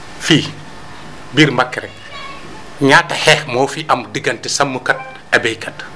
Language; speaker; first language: Wolof; non-native, local second language; Fula